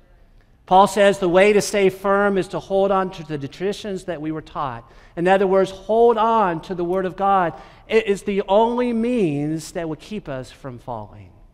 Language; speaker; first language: English; native; English